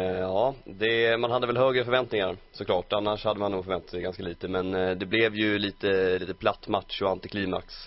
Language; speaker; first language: Swedish; native; Swedish